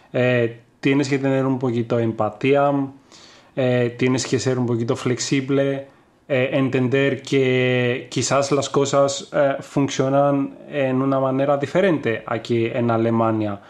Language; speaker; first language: Spanish; non-native, fluent; Greek